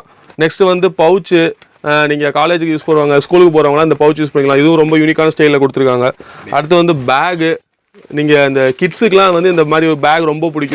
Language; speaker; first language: Tamil; native; Tamil